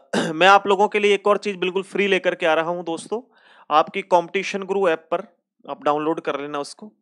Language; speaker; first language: Hindi; native; Hindi